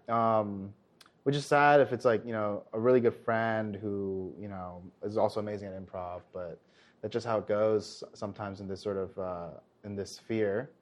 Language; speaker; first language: English; early bilingual, other home language; Korean